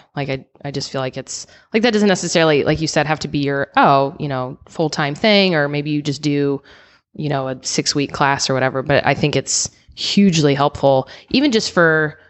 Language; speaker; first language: English; native; English